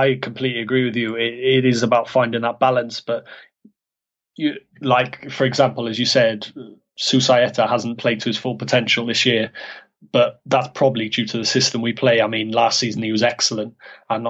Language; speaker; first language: English; native; English